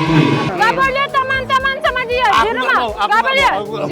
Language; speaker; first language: Indonesian; non-native, learner; Russian